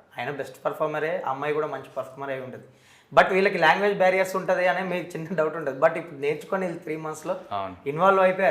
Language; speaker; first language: Telugu; native; Telugu